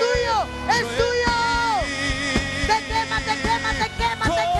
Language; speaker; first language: Spanish; native; Spanish